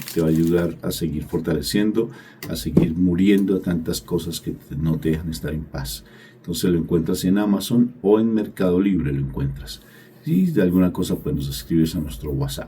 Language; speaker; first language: Spanish; native; Spanish